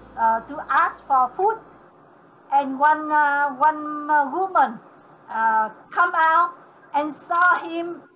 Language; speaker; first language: English; non-native, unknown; Vietnamese